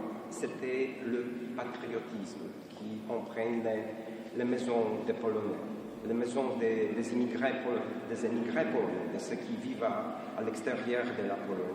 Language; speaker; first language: French; non-native, fluent; Polish